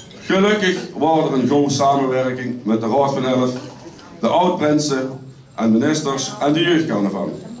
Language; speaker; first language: Dutch; native; Dutch